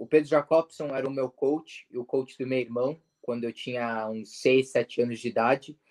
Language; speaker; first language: Portuguese; early bilingual, heritage; Portuguese